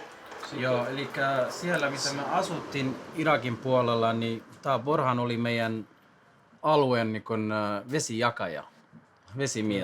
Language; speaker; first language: Finnish; non-native, fluent; Kurdish